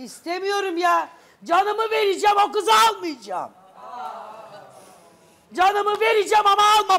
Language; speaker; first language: Turkish; native; Turkish